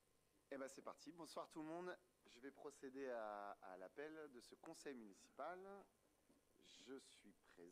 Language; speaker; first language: French; native; French